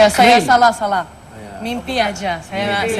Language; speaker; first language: Indonesian; non-native, learner; Russian